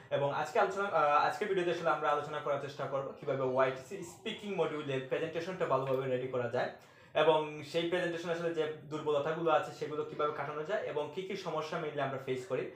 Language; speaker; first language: Bangla; native; Bangla